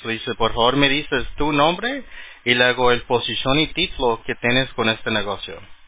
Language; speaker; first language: Spanish; early bilingual, heritage; Spanish